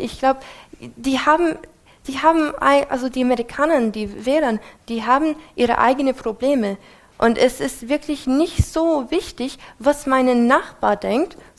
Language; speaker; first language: German; non-native, fluent; English